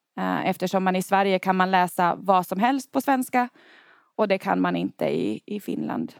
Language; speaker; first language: Swedish; native; Swedish